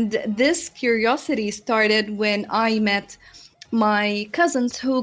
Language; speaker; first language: English; non-native, fluent; Arabic